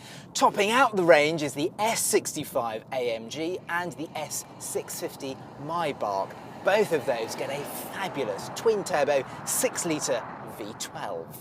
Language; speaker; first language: English; native; English